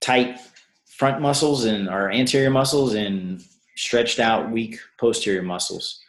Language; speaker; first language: English; native; English